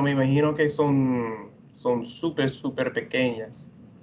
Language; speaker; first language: Spanish; non-native, fluent; English